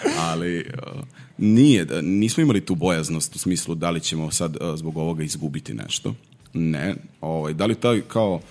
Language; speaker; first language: Serbian; native; Serbian